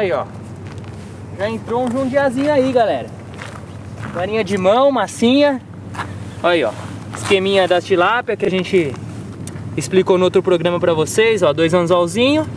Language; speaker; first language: Portuguese; native; Portuguese